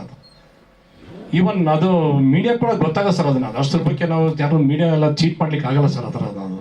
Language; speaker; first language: Kannada; native; Kannada